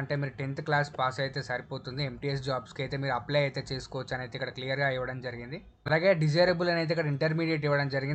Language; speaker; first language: Telugu; native; Telugu